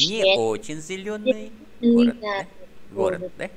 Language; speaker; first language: Russian; non-native, fluent; Vietnamese